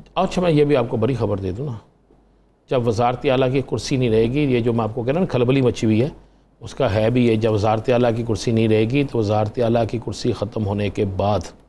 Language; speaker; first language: Urdu; non-native, local second language; Punjabi